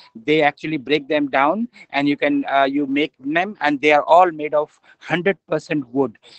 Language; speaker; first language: English; non-native, local second language; Hindi